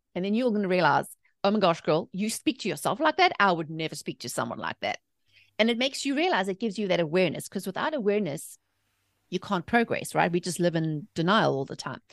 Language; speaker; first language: English; native; English